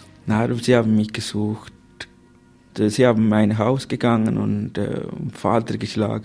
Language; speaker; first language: German; non-native, learner; Tamil